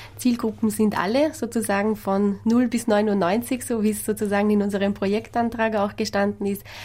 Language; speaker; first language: German; non-native, fluent; Armenian